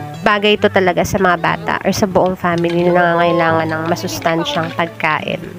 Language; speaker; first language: Filipino; non-native, local second language; Aklanon